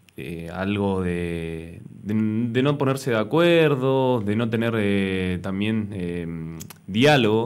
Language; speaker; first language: Spanish; native; Spanish